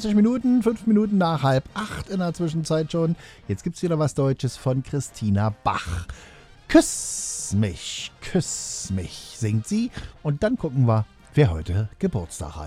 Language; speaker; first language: German; native; German